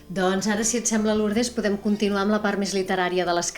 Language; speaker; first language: Catalan; native; Catalan